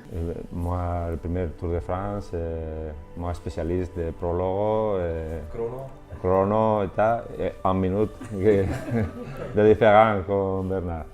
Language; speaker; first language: French; non-native, learner; Spanish